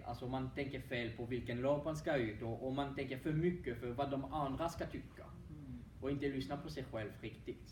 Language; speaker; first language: Swedish; non-native, fluent; French